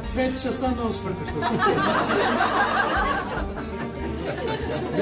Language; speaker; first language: Russian; non-native, learner; Turkish